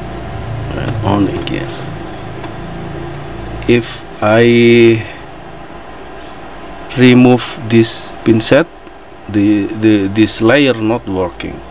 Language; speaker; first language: English; non-native, learner; Indonesian